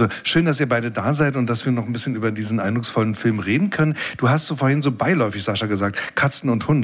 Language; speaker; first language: German; native; German